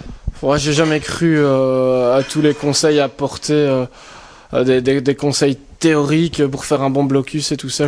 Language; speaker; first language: French; native; French